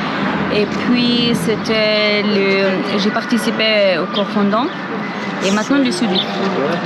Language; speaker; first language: French; non-native, learner; Arabic